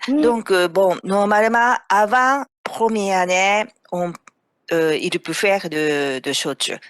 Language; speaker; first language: French; non-native, fluent; Japanese